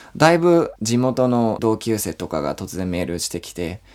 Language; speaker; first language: Japanese; non-native, fluent; English